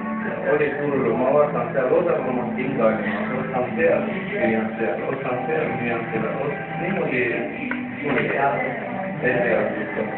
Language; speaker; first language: Estonian; non-native, learner; Armenian